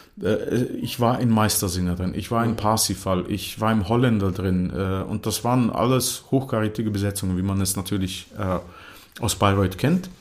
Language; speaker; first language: German; non-native, fluent; Croatian